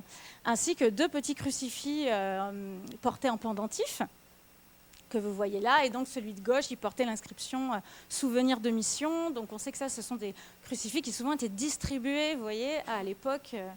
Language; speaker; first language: French; native; French